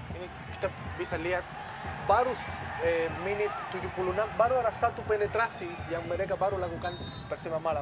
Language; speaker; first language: Indonesian; non-native, fluent; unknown